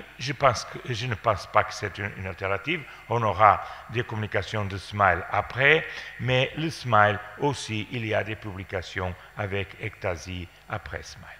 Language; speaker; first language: French; non-native, fluent; Portuguese